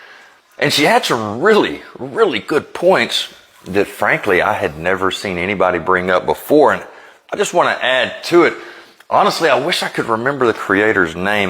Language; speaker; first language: English; native; English